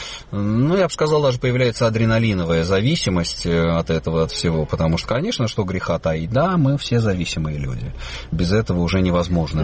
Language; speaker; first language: Russian; native; Russian